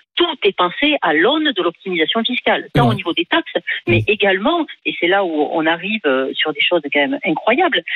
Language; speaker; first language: French; native; French